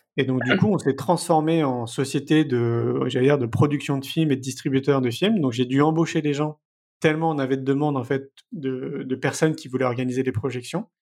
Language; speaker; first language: French; native; French